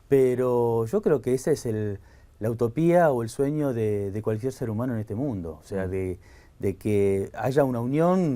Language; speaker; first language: Spanish; native; Spanish